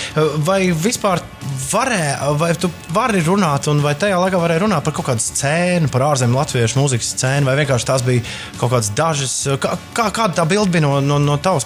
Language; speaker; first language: Latvian; native; Latvian